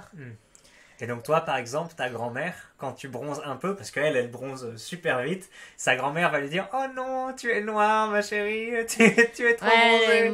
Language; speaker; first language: French; native; French